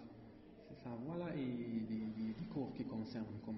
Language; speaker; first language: French; non-native, learner; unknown